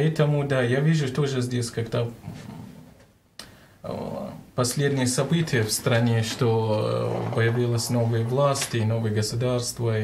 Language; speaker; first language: Russian; non-native, learner; Arabic